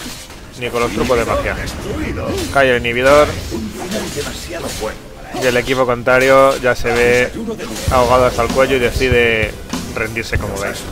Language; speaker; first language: Spanish; native; Spanish